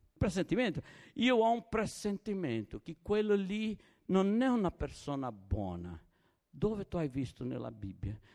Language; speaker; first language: Italian; non-native, fluent; Portuguese